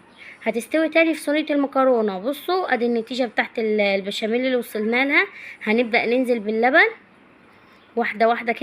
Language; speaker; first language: Arabic; native; Arabic